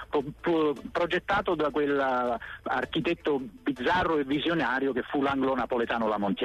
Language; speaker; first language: Italian; native; Italian